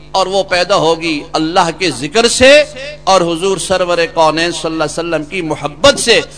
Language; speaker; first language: Urdu; non-native, local second language; Punjabi